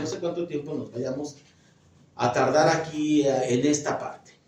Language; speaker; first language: Spanish; native; Spanish